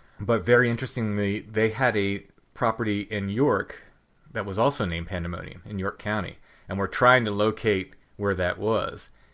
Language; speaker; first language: English; native; English